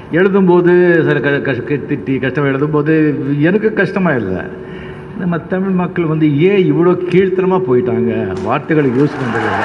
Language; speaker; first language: Tamil; non-native, fluent; Marathi